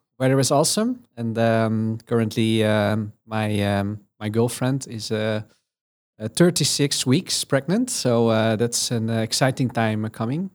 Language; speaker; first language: English; non-native, fluent; Dutch